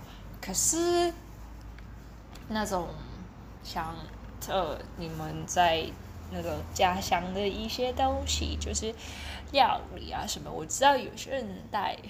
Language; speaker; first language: Chinese; early bilingual, heritage; Chinese